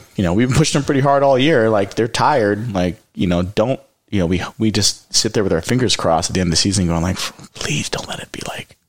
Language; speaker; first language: English; native; English